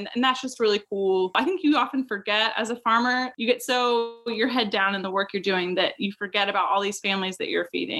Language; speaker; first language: English; native; English